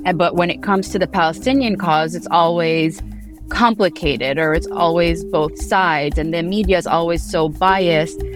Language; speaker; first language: English; early bilingual, heritage; Arabic